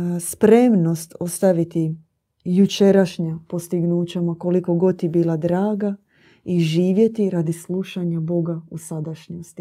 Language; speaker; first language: Croatian; native; Croatian